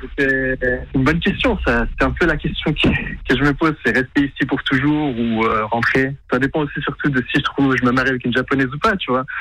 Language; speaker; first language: French; early bilingual, other home language; Arabic